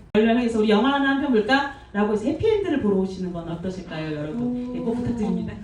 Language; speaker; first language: Korean; native; Korean